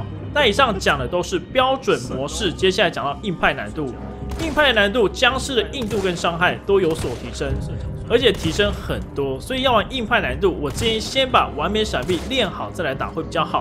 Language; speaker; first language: Chinese; native; Chinese